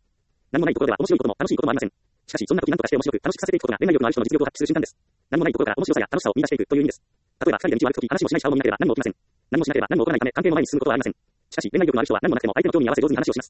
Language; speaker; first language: Japanese; native; Japanese